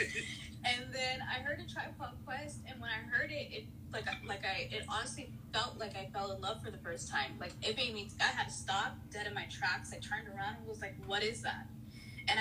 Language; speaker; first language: English; native; English